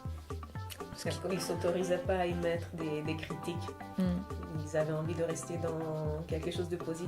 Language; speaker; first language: French; native; French